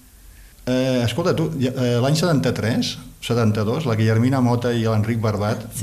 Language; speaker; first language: Catalan; native; Catalan